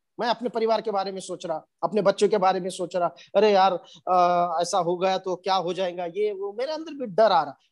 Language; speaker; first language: Hindi; non-native, local second language; Marathi